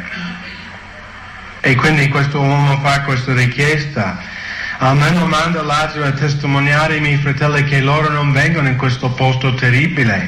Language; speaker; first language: Italian; non-native, fluent; English